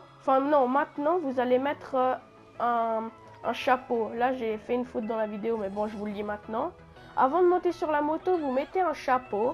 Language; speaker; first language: French; native; French